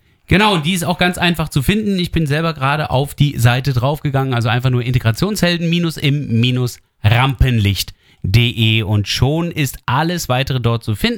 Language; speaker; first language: German; native; German